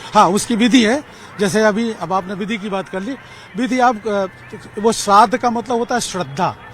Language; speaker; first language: Hindi; native; Hindi